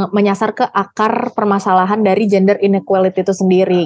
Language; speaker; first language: Indonesian; native; Indonesian